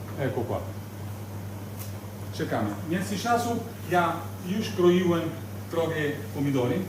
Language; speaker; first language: Polish; non-native, learner; Italian